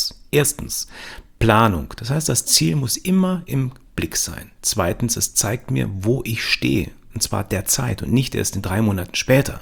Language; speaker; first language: German; native; German